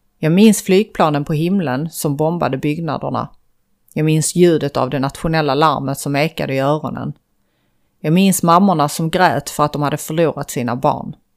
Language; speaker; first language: Swedish; early bilingual, other home language; Persian